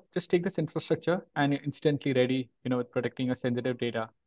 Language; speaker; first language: English; non-native, local second language; Hindi